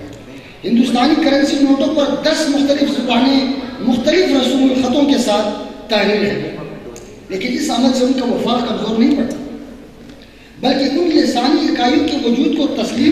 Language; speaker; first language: Urdu; non-native, local second language; Northern Hindko